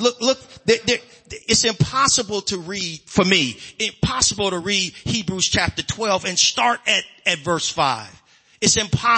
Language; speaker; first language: English; native; English